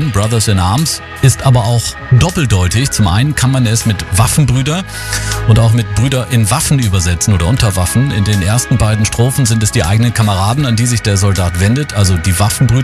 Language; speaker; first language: German; native; German